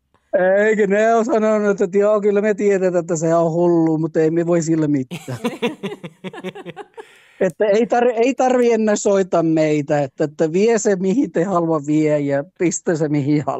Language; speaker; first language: Finnish; early bilingual, heritage; Finnish